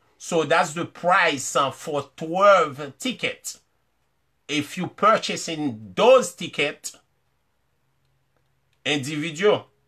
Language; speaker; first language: English; non-native, fluent; Haitian Creole